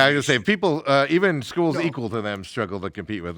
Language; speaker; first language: English; native; English